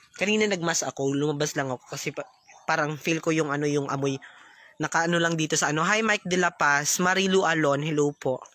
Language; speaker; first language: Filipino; non-native, local second language; Cebuano